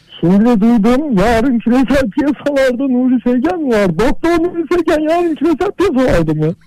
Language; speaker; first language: Turkish; native; Turkish